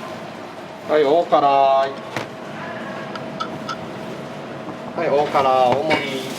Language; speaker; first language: Japanese; native; Japanese